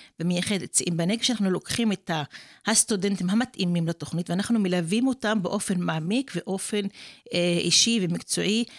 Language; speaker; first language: Hebrew; non-native, local second language; Arabic